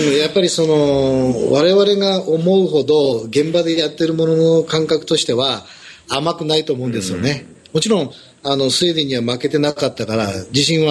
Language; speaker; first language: Japanese; native; Japanese